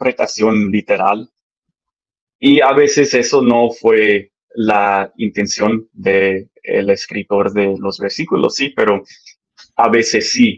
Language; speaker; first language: Spanish; early bilingual, heritage; English